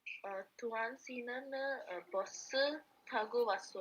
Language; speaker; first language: Korean; non-native, learner; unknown